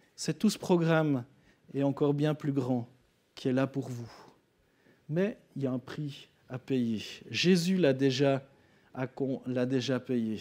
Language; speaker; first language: French; native; French